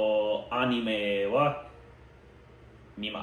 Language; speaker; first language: Japanese; non-native, learner; English